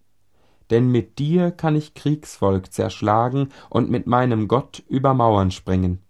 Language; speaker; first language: German; native; German